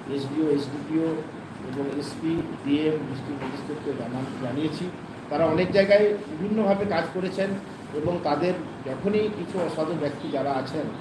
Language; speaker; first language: Bangla; non-native, local second language; Santali